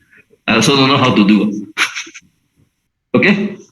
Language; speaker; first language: English; non-native, local second language; Chinese